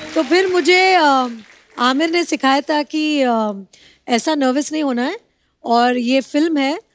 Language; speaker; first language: Hindi; non-native, local second language; Bangla